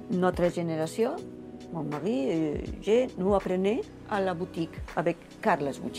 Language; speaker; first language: French; non-native, learner; Catalan